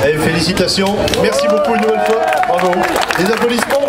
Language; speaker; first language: French; native; French